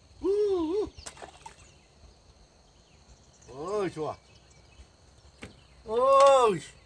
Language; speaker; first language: Korean; native; Korean